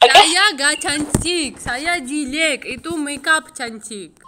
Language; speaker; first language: Indonesian; non-native, learner; Russian